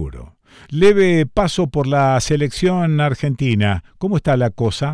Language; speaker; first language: Spanish; native; Spanish